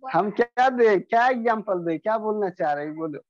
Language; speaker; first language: Hindi; non-native, local second language; Bangla